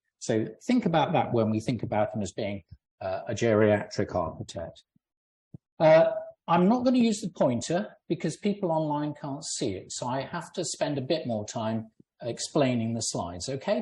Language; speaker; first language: English; native; English